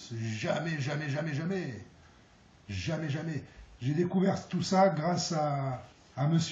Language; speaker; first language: French; early bilingual, other home language; Arabic